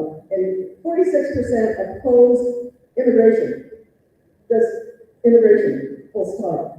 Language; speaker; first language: English; native; English